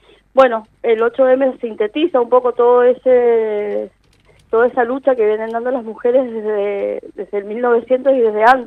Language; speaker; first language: Spanish; native; Spanish